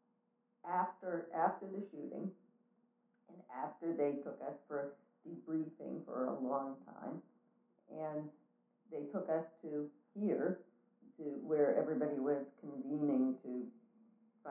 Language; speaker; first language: English; native; English